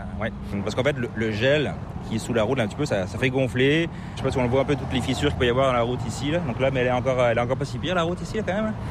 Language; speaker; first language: French; native; French